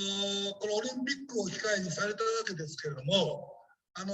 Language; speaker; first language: Japanese; native; Japanese